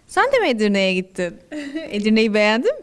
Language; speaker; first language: Turkish; native; Turkish